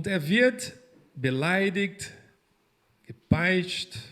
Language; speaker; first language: German; non-native, fluent; Portuguese